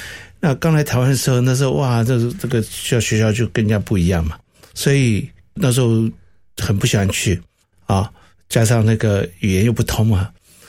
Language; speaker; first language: Chinese; non-native, local second language; Cantonese